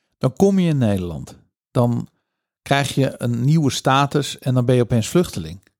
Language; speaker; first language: Dutch; native; Dutch